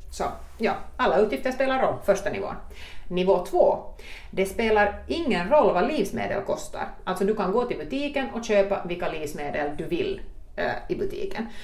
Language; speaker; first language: Swedish; native; Swedish